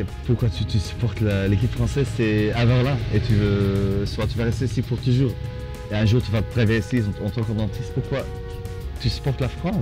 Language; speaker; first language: French; non-native, fluent; Arabic